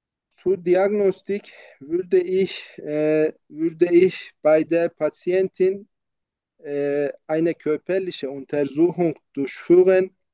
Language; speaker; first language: German; non-native, learner; Turkish